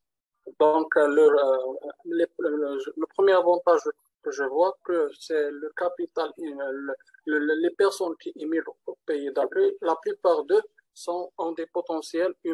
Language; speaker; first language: French; non-native, learner; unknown